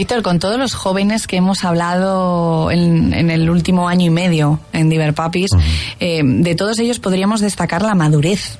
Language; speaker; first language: Spanish; native; Spanish